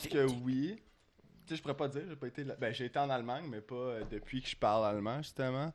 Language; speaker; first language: French; native; French